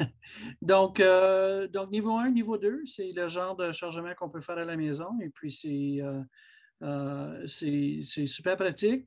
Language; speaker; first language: French; native; French